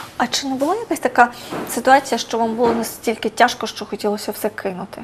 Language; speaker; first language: Ukrainian; native; Ukrainian